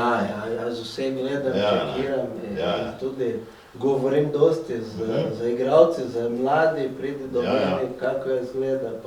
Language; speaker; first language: Slovenian; non-native, fluent; Portuguese